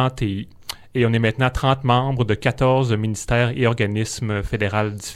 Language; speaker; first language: French; native; French